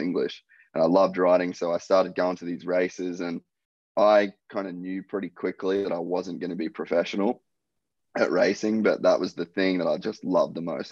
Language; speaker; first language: English; native; English